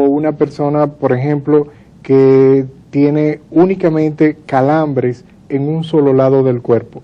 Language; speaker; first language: Spanish; native; Spanish